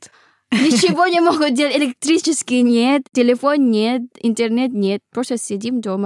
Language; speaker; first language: Russian; non-native, learner; Filipino